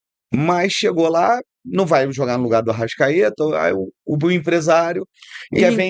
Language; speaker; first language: Portuguese; native; Portuguese